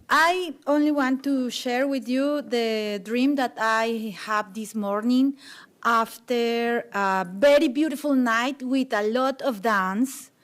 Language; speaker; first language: English; non-native, learner; Spanish